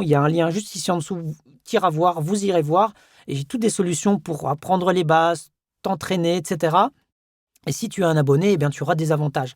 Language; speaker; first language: French; native; French